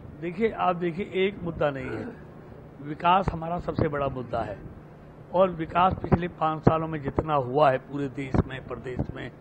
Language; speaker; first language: Hindi; native; Hindi